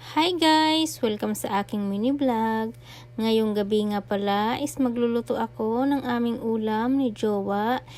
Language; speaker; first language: Filipino; non-native, local second language; Bikol